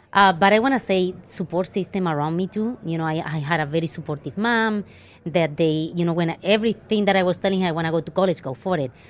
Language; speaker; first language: English; non-native, fluent; Spanish